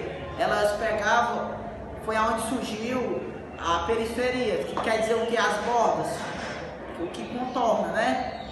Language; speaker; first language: Portuguese; native; Portuguese